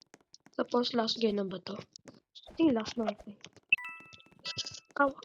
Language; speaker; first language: Filipino; native; Filipino